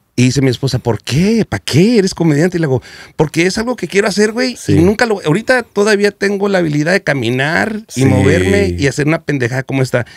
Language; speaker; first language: Spanish; early bilingual, heritage; Spanish